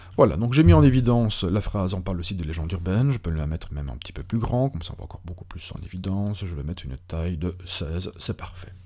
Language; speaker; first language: French; native; French